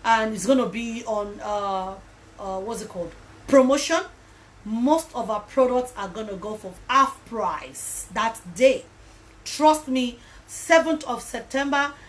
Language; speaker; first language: English; non-native, local second language; Yoruba